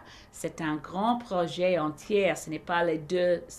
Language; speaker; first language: French; non-native, learner; English